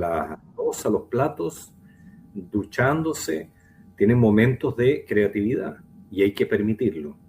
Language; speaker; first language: Spanish; native; Spanish